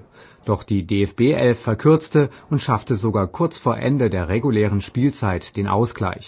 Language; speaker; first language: German; native; German